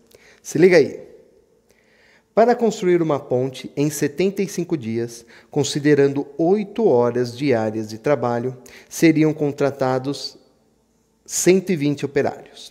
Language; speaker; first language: Portuguese; native; Portuguese